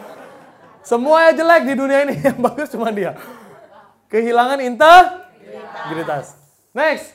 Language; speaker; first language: Indonesian; native; Indonesian